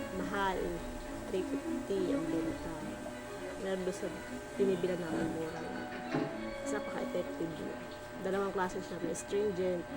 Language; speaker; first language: Filipino; native; Filipino